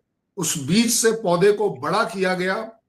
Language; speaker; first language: Hindi; native; Hindi